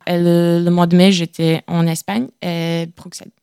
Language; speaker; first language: French; non-native, learner; Latvian